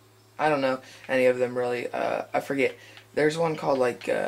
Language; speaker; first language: English; native; English